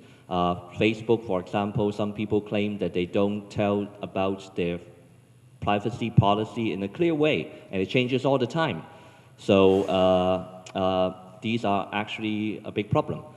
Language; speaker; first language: English; non-native, local second language; Cantonese